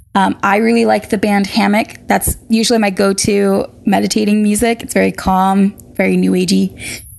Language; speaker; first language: English; native; English